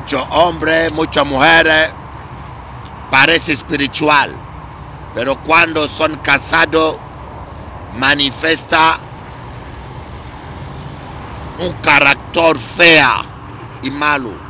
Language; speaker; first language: Spanish; non-native, learner; Lingala